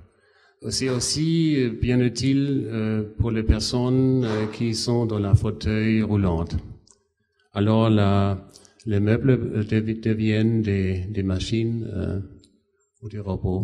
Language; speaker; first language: French; non-native, fluent; German